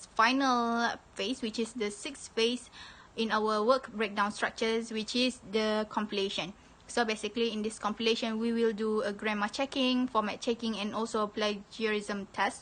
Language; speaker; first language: English; non-native, local second language; Malay